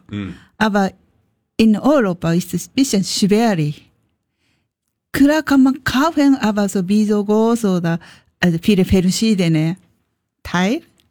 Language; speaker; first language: German; non-native, learner; Japanese